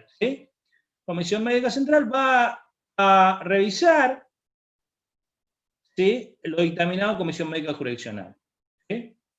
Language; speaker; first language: Spanish; native; Spanish